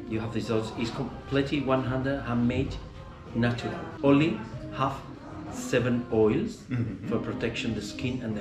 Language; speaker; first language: English; non-native, learner; Spanish